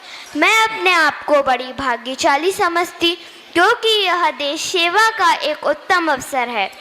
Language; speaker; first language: Hindi; native; Hindi